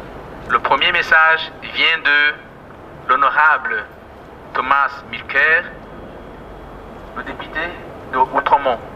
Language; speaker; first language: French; non-native, local second language; Kinyarwanda